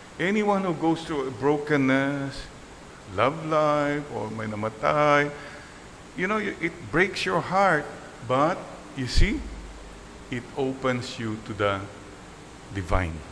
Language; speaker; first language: English; non-native, local second language; Filipino